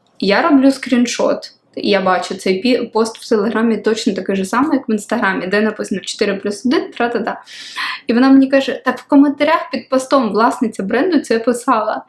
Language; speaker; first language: Ukrainian; non-native, local second language; Russian